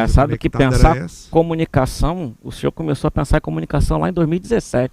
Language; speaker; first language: Portuguese; native; Portuguese